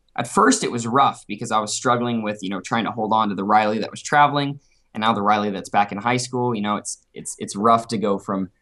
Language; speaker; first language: English; native; English